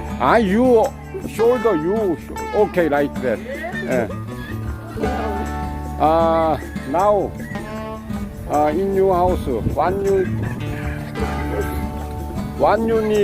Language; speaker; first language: English; non-native, learner; Korean